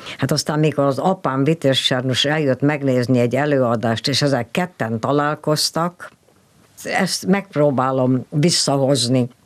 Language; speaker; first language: Hungarian; native; Hungarian